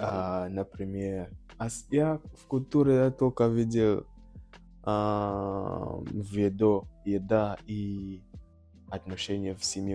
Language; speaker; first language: Russian; non-native, learner; Nyanja